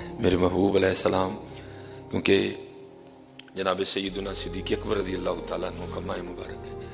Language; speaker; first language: Urdu; non-native, local second language; Punjabi